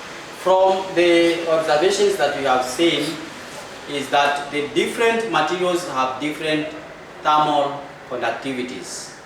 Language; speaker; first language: English; non-native, local second language; Swahili